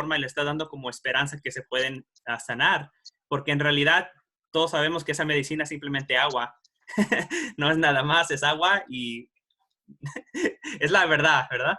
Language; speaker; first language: Spanish; early bilingual, heritage; Spanish